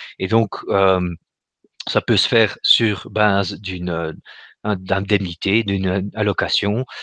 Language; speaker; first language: French; native; French